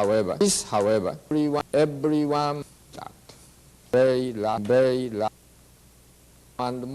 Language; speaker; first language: English; non-native, learner; Japanese